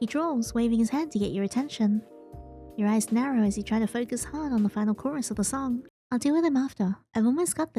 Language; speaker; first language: English; native; English